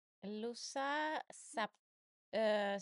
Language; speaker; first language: Indonesian; non-native, learner; English